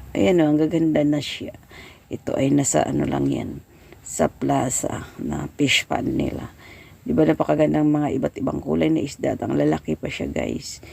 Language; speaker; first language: Filipino; non-native, local second language; Hiligaynon